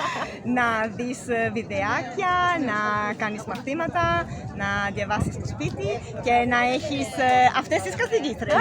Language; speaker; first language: Greek; non-native, learner; Italian